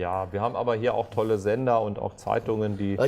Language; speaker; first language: German; native; German